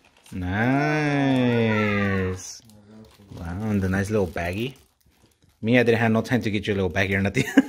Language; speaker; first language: English; early bilingual, other home language; Spanish